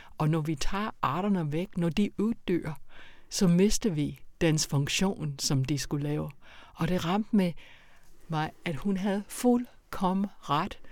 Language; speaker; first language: Danish; non-native, fluent; English